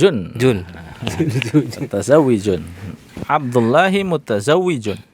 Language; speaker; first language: Arabic; non-native, fluent; Indonesian